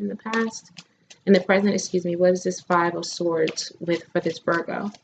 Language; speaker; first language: English; native; English